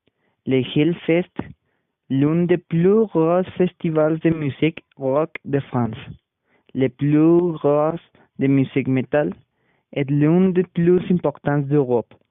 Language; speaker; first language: French; non-native, learner; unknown